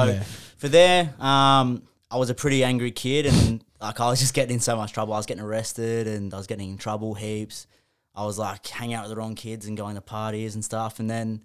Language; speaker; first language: English; native; English